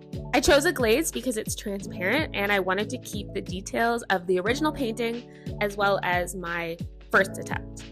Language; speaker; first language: English; native; English